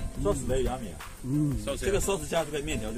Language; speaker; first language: Chinese; native; Chinese